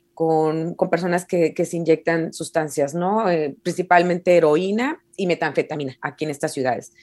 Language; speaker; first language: Spanish; native; Spanish